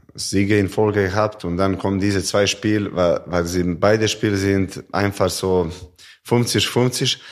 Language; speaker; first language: German; non-native, fluent; Serbian